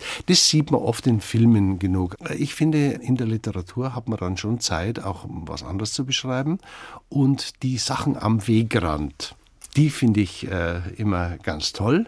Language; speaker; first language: German; native; German